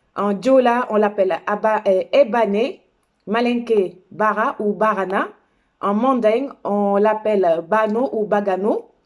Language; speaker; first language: French; non-native, local second language; Wolof